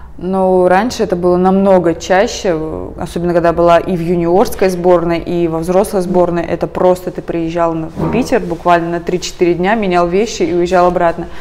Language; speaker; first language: Russian; native; Russian